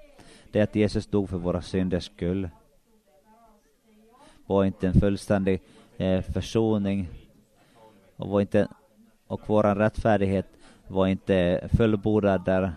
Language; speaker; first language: Swedish; non-native, local second language; Finnish